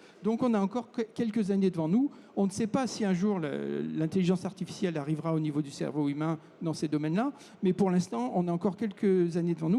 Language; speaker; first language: French; native; French